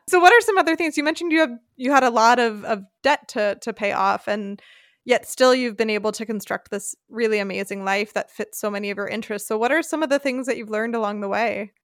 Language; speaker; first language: English; native; English